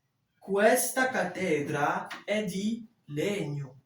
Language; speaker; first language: Italian; non-native, fluent; French